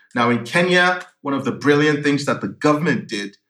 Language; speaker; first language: English; non-native, local second language; Yoruba